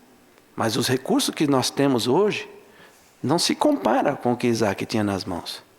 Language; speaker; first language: Portuguese; native; Portuguese